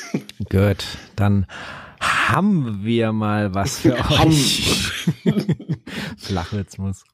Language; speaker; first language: German; native; German